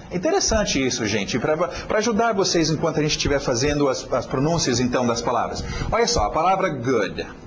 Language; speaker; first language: Portuguese; non-native, fluent; English